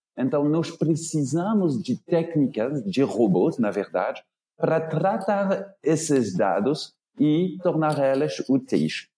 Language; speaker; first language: Portuguese; non-native, fluent; French